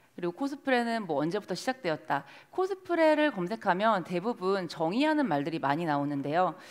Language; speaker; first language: Korean; native; Korean